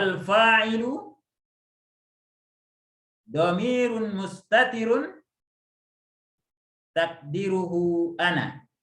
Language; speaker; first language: Arabic; non-native, fluent; Indonesian